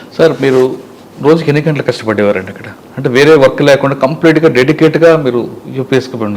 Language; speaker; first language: Telugu; native; Telugu